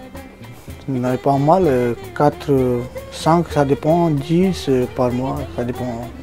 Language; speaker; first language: French; non-native, learner; Romanian